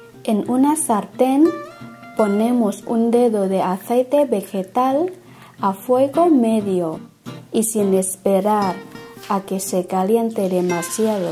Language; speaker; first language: Spanish; non-native, fluent; Thai